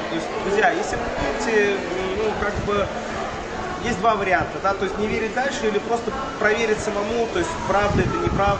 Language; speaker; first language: Russian; native; Russian